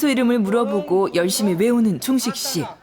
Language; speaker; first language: Korean; native; Korean